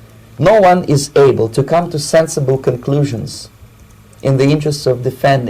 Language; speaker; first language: English; non-native, fluent; Russian